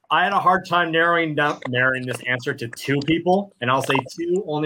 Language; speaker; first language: English; native; English